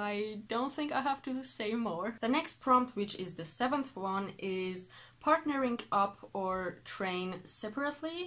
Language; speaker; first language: English; non-native, fluent; Persian